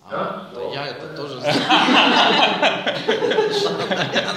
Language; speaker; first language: Russian; non-native, learner; Dutch